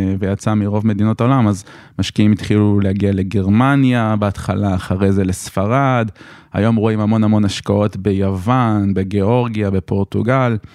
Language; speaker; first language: Hebrew; native; Hebrew